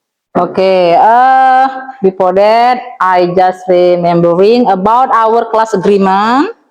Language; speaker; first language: English; non-native, learner; Indonesian